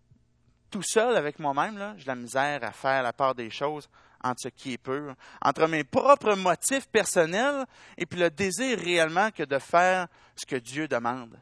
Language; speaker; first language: French; native; French